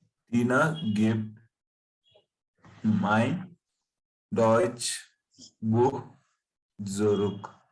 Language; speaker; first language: German; non-native, learner; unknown